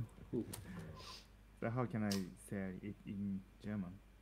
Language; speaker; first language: English; non-native, learner; Japanese